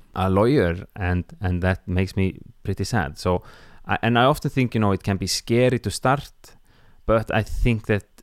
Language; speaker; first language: English; non-native, fluent; Icelandic